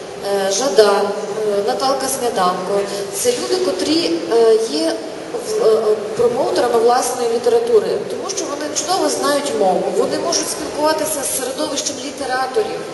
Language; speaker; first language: Ukrainian; native; Ukrainian